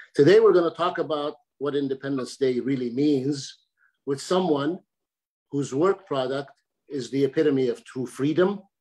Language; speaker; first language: English; early bilingual, other home language; Armenian